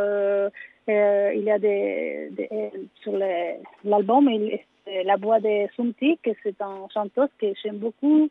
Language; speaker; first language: French; non-native, learner; Spanish